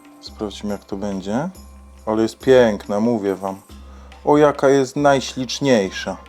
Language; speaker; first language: Polish; native; Polish